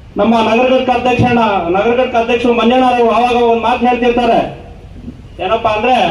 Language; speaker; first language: Kannada; non-native, local second language; Urdu